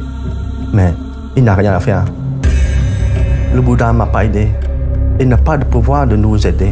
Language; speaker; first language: French; non-native, fluent; Khmer